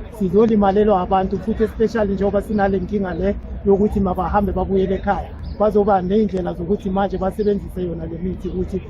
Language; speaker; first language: Zulu; native; Zulu